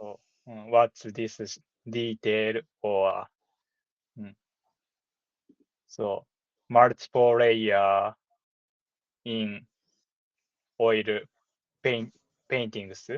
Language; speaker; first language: English; non-native, learner; Japanese